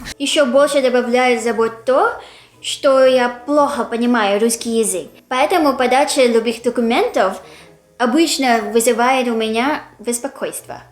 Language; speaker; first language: Russian; non-native, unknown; Filipino